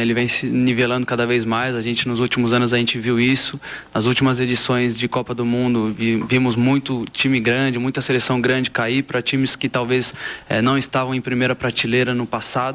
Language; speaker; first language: Portuguese; native; Portuguese